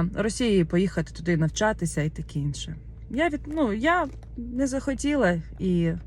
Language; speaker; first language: Ukrainian; native; Ukrainian